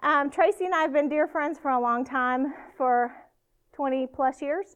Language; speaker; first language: English; native; English